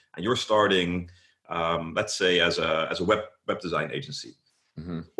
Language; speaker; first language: English; non-native, fluent; Dutch